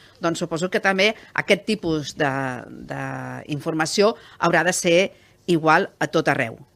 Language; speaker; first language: Catalan; native; Catalan